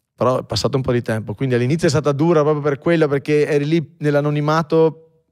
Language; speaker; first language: Italian; native; Italian